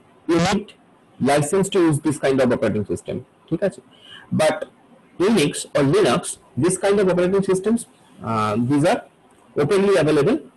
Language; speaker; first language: English; non-native, local second language; Bangla